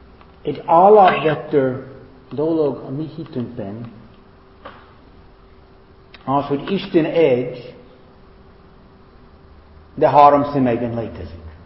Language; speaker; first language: Hungarian; non-native, fluent; English